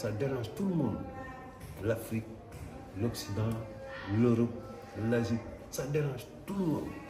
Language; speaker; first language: French; non-native, local second language; Wolof